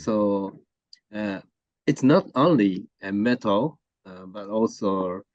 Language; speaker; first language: English; non-native, learner; Japanese